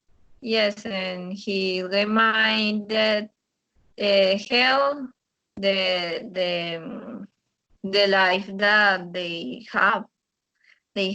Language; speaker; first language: English; non-native, learner; Spanish